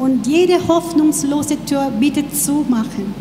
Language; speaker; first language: German; non-native, learner; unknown